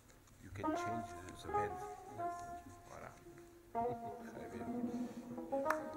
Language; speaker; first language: French; native; French